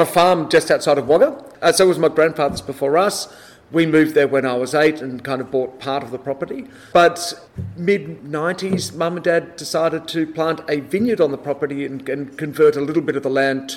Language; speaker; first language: English; native; English